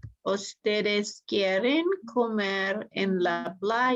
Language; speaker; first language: Spanish; non-native, learner; English